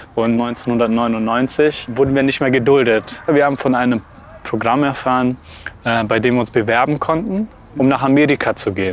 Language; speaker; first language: German; early bilingual, other home language; Serbian